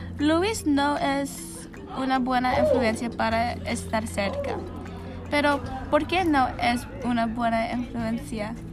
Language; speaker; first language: Spanish; non-native, learner; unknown